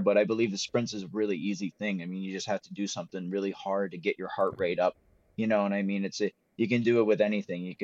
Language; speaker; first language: English; native; English